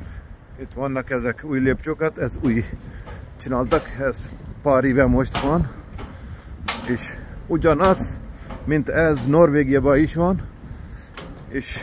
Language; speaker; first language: Hungarian; non-native, learner; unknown